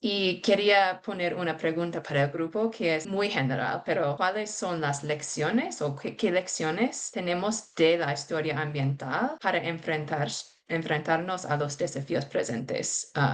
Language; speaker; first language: Spanish; non-native, fluent; English